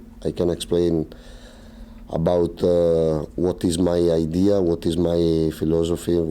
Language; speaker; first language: English; non-native, learner; Italian